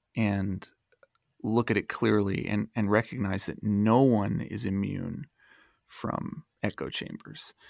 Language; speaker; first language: English; native; English